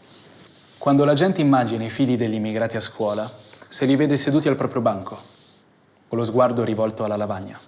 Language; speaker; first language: Italian; native; Italian